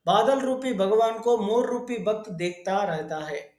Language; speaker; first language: Hindi; non-native, local second language; Telugu